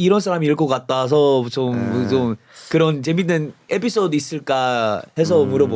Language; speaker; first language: Korean; non-native, fluent; English